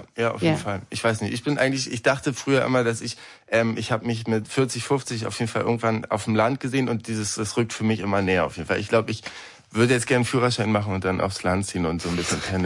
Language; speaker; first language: German; native; German